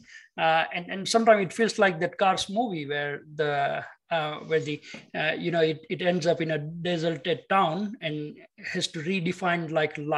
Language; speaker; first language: English; non-native, local second language; Gujarati